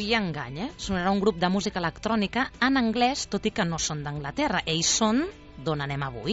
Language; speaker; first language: Catalan; native; Catalan